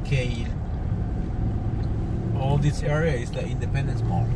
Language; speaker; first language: English; non-native, fluent; Spanish